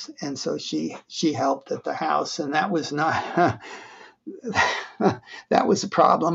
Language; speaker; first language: English; native; English